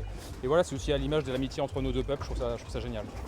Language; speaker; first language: French; native; French